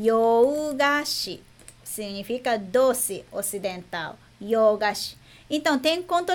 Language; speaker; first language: Portuguese; non-native, fluent; Japanese